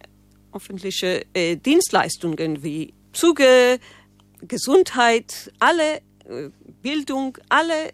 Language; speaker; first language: German; non-native, fluent; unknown